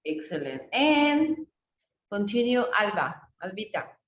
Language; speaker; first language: English; non-native, fluent; Spanish